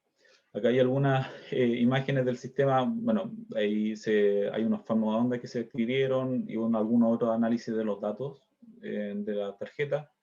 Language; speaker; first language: Spanish; native; Spanish